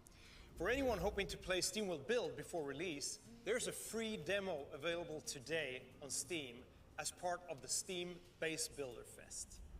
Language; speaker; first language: English; non-native, fluent; Swedish